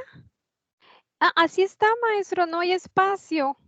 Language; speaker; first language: Spanish; native; Spanish